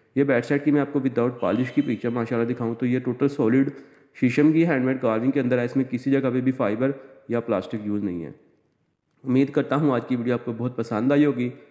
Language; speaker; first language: Urdu; non-native, local second language; Punjabi